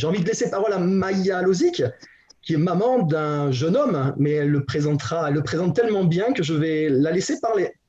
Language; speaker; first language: French; native; French